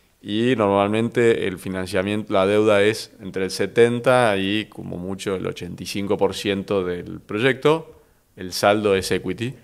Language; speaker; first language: Spanish; native; Spanish